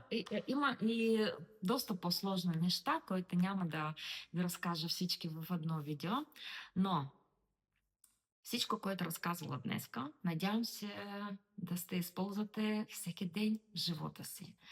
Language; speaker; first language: Bulgarian; non-native, learner; Russian